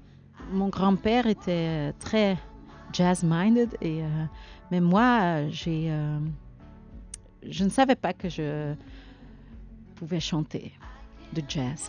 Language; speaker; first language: French; non-native, learner; Dutch